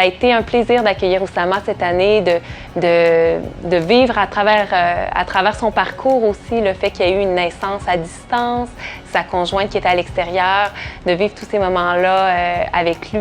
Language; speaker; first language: French; native; French